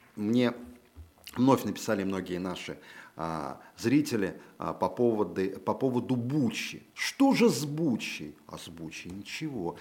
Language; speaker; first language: Russian; native; Russian